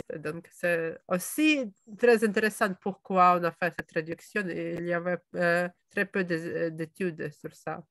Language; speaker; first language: French; non-native, fluent; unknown